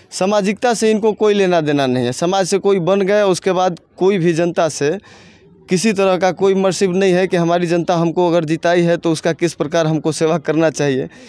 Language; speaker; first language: Hindi; native; Hindi